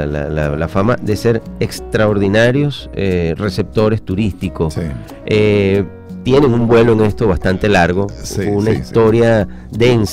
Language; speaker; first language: Spanish; native; Spanish